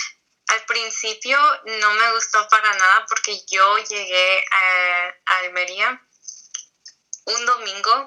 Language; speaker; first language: Spanish; early bilingual, heritage; Spanish